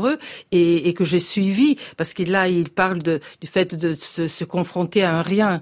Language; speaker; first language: French; non-native, fluent; Bulgarian